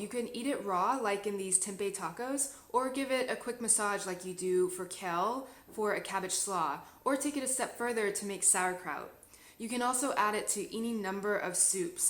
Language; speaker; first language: English; native; English